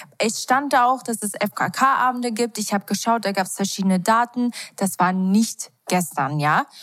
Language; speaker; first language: German; early bilingual, other home language; Albanian